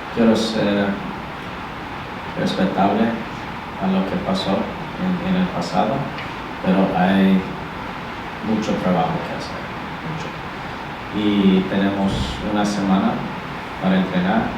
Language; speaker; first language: Spanish; non-native, learner; English